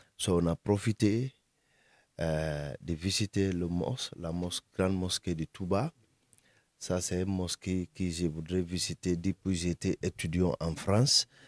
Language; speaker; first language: French; non-native, fluent; Fula